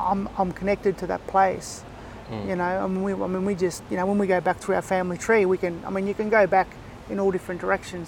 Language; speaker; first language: English; native; English